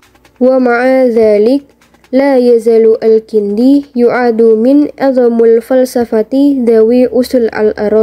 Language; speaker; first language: Arabic; non-native, learner; Indonesian